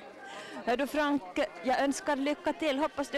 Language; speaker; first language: Swedish; native; Swedish